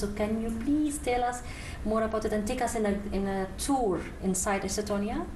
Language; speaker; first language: English; non-native, fluent; Arabic